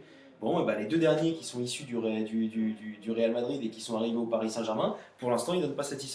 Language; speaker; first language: French; native; French